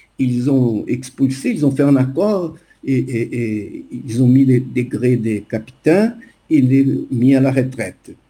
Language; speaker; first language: French; non-native, fluent; Portuguese